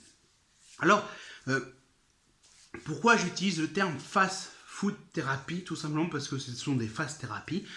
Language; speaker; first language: French; native; French